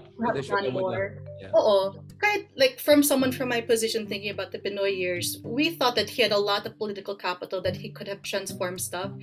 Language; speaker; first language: English; native; English